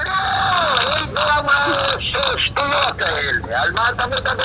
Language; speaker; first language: Hebrew; non-native, learner; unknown